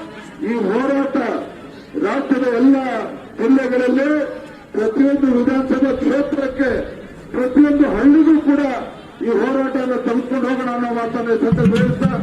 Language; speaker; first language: Kannada; native; Kannada